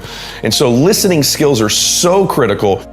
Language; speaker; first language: English; native; English